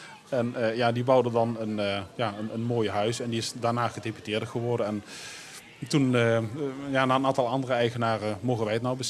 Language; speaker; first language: Dutch; native; Dutch